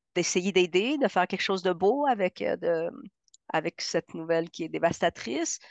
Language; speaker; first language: French; early bilingual, other home language; Spanish